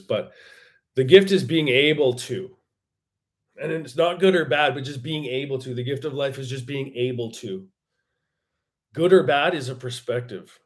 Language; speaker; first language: English; native; English